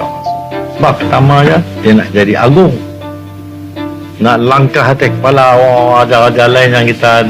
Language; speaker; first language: Malay; native; Malay